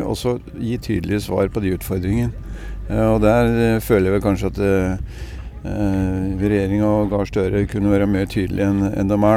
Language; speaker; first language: Norwegian; native; Norwegian